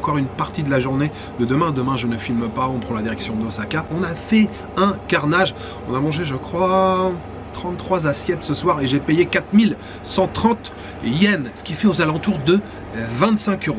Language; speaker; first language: French; native; French